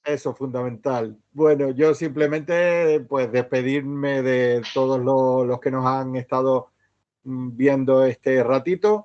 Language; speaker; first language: Spanish; native; Spanish